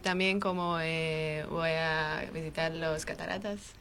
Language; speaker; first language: Spanish; non-native, fluent; Armenian